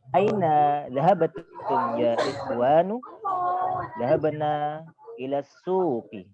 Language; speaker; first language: Arabic; non-native, learner; Indonesian